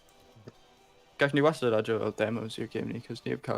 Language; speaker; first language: Welsh; non-native, local second language; English